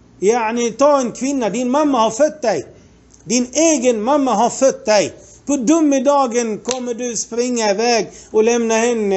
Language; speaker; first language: Swedish; non-native, fluent; Arabic